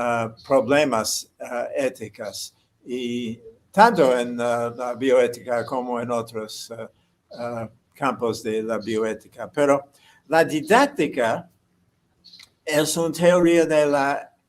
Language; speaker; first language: Spanish; non-native, fluent; English